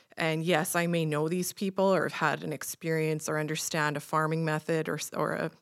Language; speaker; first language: English; native; English